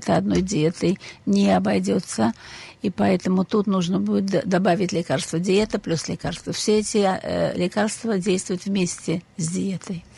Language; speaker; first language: Russian; native; Russian